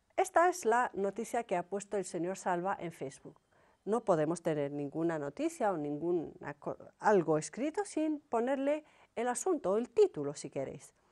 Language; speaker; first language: Spanish; non-native, fluent; Arabic